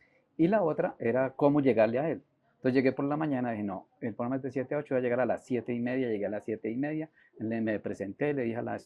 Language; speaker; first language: Spanish; native; Spanish